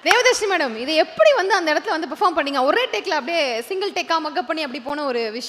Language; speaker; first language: Tamil; native; Tamil